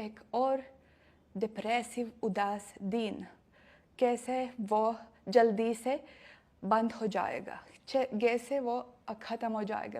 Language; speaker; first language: Hindi; non-native, fluent; Russian